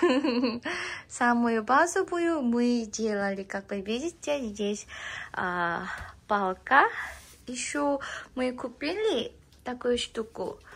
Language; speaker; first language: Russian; non-native, learner; Korean